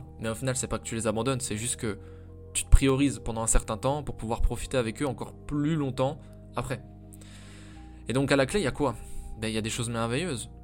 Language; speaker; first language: French; native; French